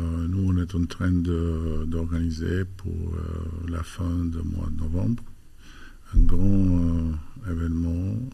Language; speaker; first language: French; non-native, fluent; Albanian